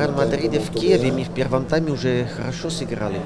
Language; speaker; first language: Russian; non-native, learner; Italian